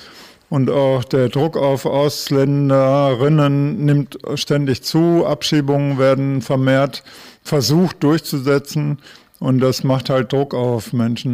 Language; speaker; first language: German; native; German